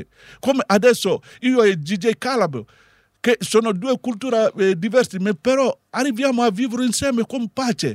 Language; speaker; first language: Italian; non-native, learner; Bambara